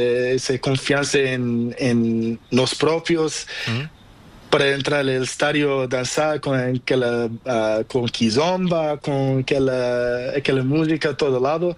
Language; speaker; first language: Spanish; non-native, learner; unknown